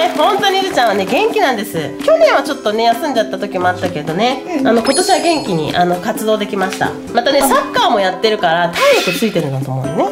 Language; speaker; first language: Japanese; native; Japanese